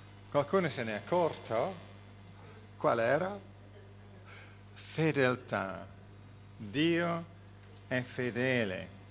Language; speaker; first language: Italian; non-native, fluent; English